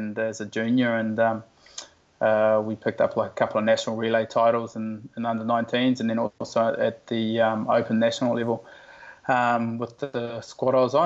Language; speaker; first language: English; native; English